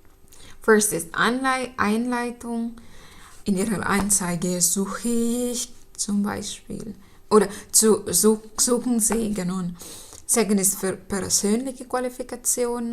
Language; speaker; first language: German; non-native, learner; Filipino